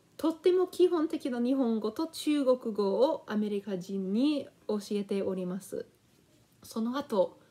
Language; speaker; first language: Japanese; non-native, learner; English